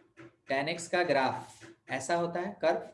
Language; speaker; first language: Hindi; native; Hindi